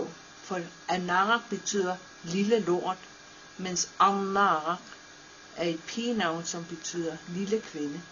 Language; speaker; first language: Danish; non-native, local second language; Kalaallisut